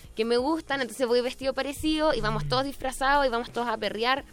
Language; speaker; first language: Spanish; native; Spanish